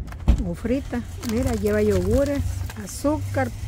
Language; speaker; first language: Spanish; native; Spanish